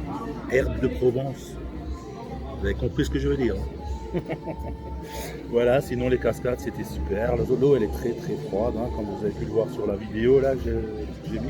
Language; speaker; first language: French; native; French